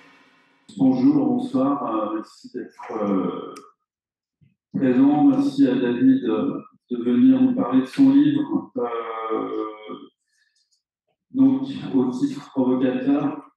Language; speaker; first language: French; native; French